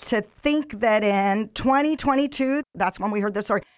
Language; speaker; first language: English; non-native, fluent; Arabic